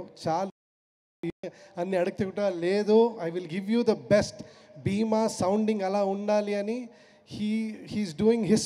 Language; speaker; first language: Telugu; non-native, learner; Kannada